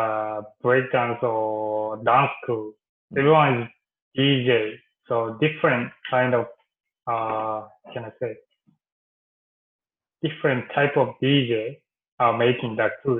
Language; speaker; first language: English; non-native, learner; Japanese